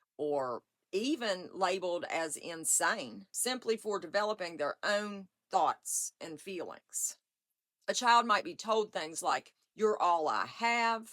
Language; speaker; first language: English; native; English